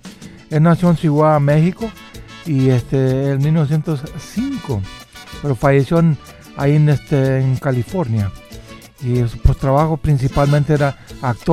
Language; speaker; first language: Spanish; early bilingual, heritage; Spanish